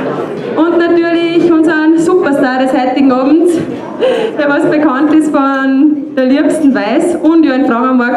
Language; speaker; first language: German; native; German